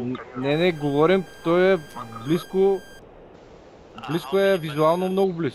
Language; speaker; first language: Bulgarian; native; Bulgarian